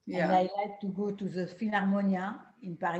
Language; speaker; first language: English; non-native, learner; French